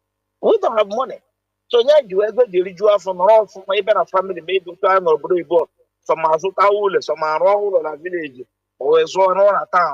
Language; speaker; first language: English; non-native, local second language; Igbo